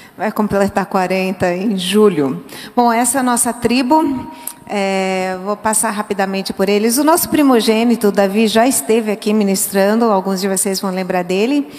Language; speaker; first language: Portuguese; early bilingual, other home language; English